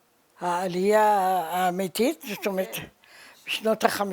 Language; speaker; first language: Hebrew; early bilingual, other home language; Arabic